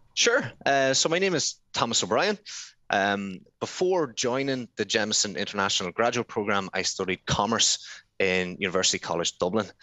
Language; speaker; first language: English; native; English